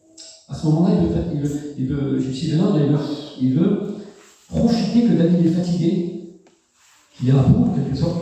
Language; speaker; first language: French; native; French